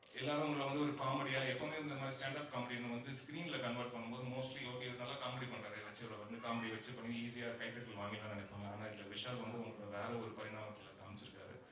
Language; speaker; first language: Tamil; native; Tamil